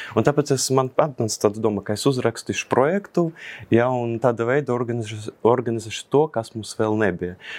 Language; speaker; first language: Latvian; non-native, local second language; Russian